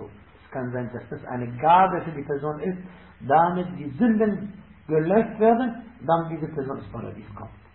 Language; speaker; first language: German; non-native, fluent; Arabic